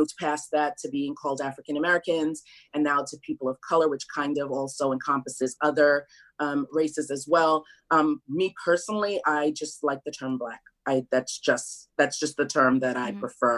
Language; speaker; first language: English; native; English